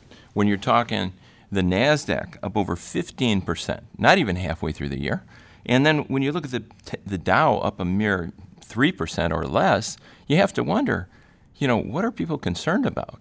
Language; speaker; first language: English; native; English